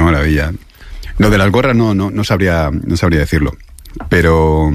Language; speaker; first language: Spanish; native; Spanish